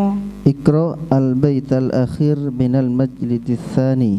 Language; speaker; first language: Arabic; non-native, fluent; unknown